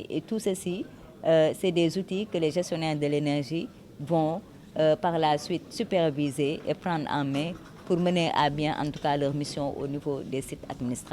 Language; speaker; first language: French; non-native, local second language; Wolof